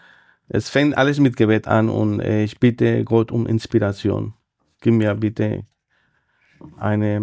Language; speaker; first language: German; non-native, fluent; Spanish